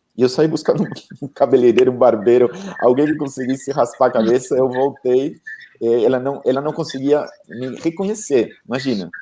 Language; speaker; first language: Portuguese; non-native, fluent; Spanish